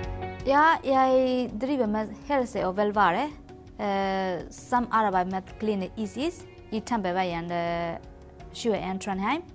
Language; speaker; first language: Norwegian; non-native, learner; Burmese